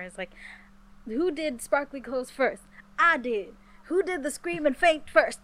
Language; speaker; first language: English; native; English